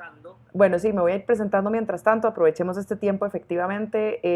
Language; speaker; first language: Spanish; native; Spanish